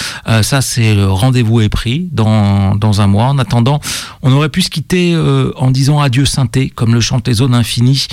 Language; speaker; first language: French; native; French